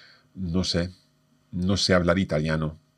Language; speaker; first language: Spanish; non-native, fluent; English